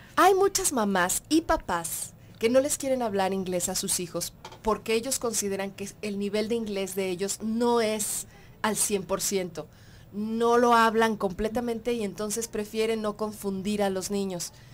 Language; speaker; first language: Spanish; native; Spanish